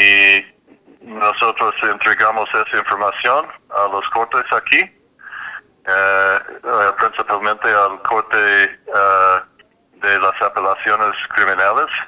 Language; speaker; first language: Spanish; non-native, fluent; English